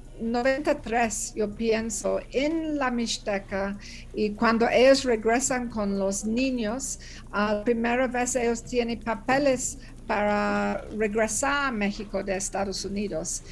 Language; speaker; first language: Spanish; non-native, learner; English